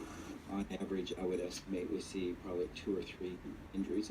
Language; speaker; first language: English; native; English